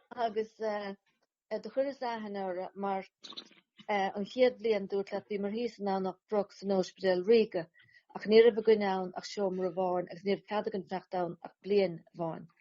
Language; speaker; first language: Irish; native; Irish